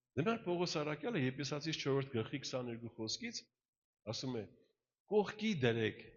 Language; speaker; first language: Armenian; early bilingual, heritage; Russian